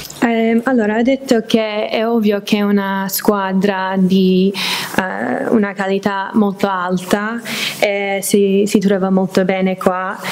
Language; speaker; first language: Italian; non-native, fluent; English